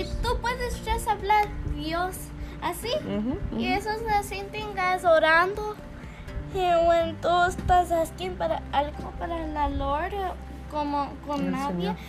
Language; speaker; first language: Spanish; early bilingual, heritage; English